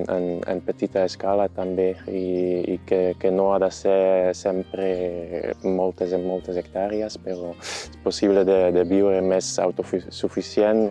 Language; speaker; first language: Catalan; non-native, fluent; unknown